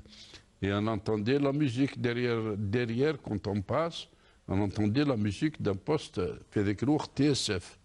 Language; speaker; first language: French; non-native, local second language; Kabyle